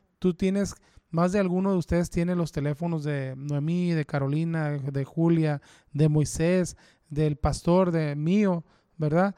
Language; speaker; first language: Spanish; early bilingual, heritage; Spanish